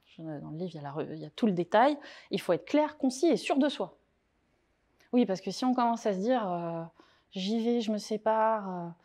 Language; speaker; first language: French; native; French